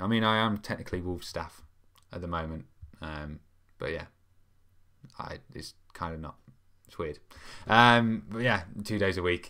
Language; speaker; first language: English; native; English